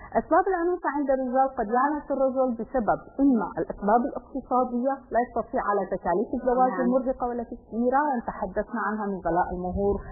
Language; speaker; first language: Arabic; native; Arabic